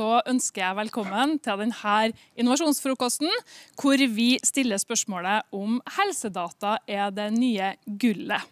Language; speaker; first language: Norwegian; native; Norwegian